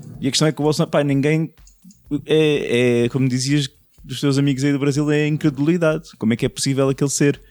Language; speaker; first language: Portuguese; native; Portuguese